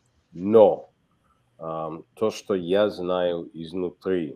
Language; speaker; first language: Russian; non-native, fluent; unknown